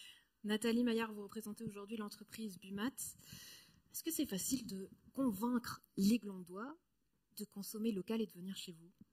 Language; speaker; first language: French; native; French